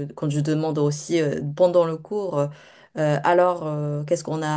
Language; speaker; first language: French; non-native, fluent; Japanese